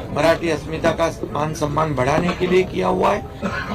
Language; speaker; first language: Hindi; non-native, local second language; Marathi